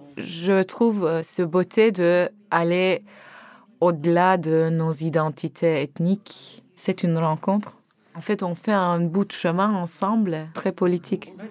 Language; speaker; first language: French; non-native, fluent; Turkish